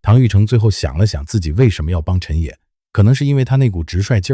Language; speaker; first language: Chinese; native; Chinese